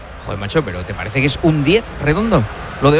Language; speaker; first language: Spanish; native; Spanish